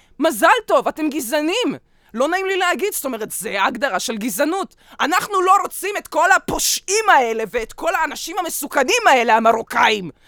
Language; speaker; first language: Hebrew; early bilingual, other home language; Russian